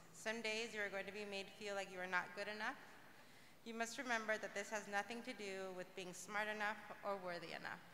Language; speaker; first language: English; early bilingual, other home language; Spanish